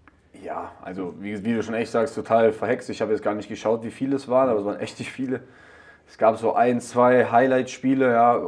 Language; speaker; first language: German; native; German